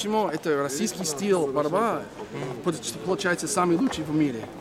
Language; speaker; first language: Russian; non-native, learner; English